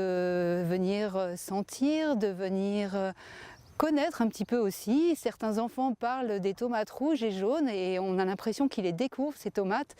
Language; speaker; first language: French; native; French